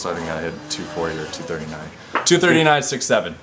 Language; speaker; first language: English; native; English